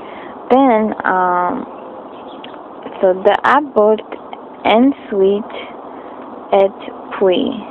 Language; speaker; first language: French; non-native, learner; English